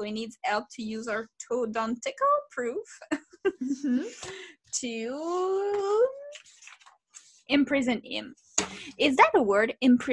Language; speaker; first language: English; non-native, fluent; French